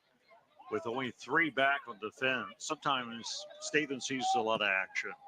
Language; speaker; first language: English; native; English